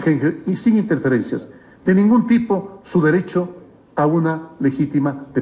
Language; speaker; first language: Spanish; native; Spanish